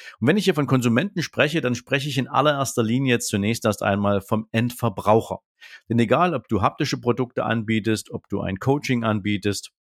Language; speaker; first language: German; native; German